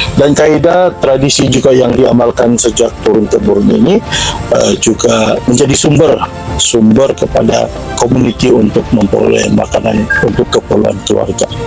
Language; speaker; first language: Malay; non-native, local second language; Central Dusun